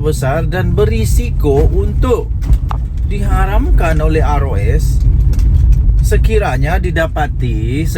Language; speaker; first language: Malay; native; Malay